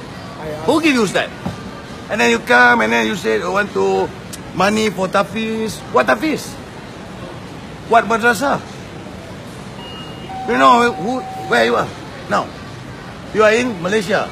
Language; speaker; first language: English; non-native, local second language; Malay